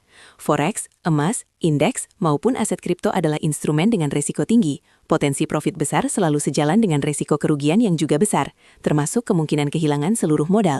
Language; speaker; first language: Indonesian; native; Indonesian